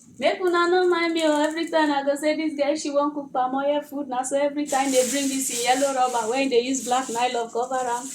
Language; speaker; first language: Nigerian Pidgin; non-native, local second language; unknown